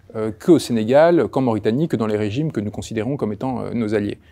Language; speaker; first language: French; early bilingual, other home language; Spanish